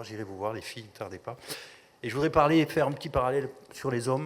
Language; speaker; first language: French; native; French